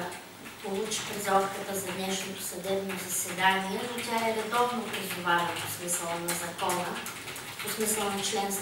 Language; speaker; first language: Bulgarian; native; Bulgarian